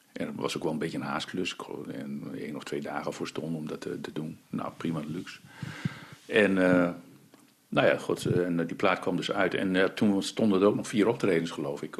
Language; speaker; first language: Dutch; early bilingual, other home language; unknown